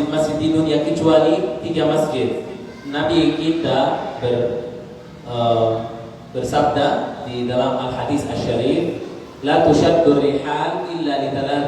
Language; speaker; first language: Indonesian; non-native, learner; Arabic